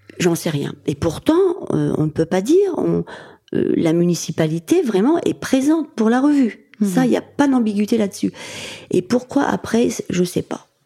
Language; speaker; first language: French; native; French